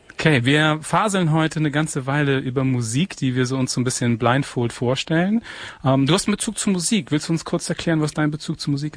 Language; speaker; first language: German; native; German